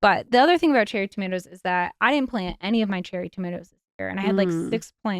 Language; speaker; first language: English; native; English